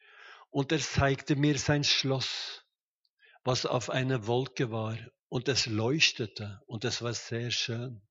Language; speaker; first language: German; non-native, fluent; Norwegian